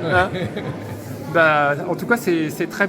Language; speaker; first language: French; native; French